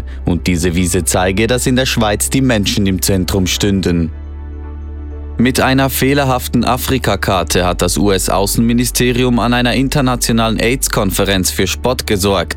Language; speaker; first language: German; native; German